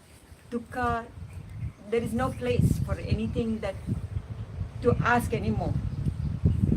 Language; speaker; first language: Hindi; non-native, local second language; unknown